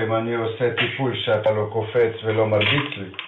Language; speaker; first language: Hebrew; non-native, fluent; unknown